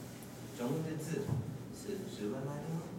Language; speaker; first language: Chinese; non-native, learner; English